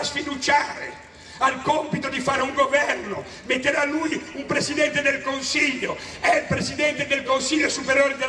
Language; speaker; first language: Italian; native; Italian